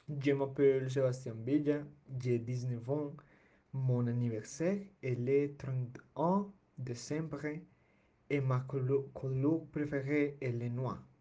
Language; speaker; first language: French; non-native, learner; Spanish